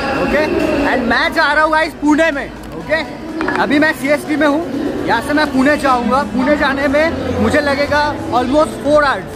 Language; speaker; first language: Hindi; non-native, local second language; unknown